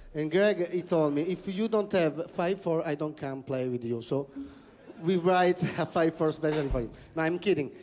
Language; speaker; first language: English; non-native, learner; Italian